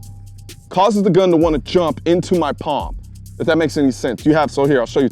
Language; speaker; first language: English; native; English